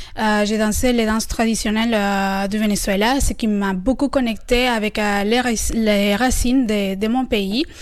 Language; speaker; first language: French; non-native, fluent; Spanish